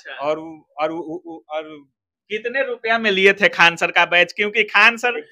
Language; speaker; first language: Hindi; native; Hindi